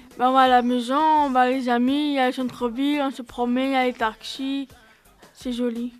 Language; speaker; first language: French; early bilingual, other home language; Romanian